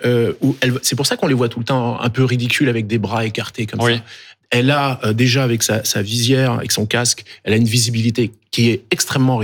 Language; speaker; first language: French; native; French